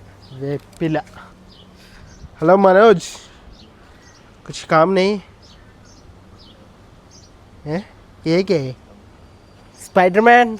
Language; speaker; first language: Hindi; non-native, learner; Malayalam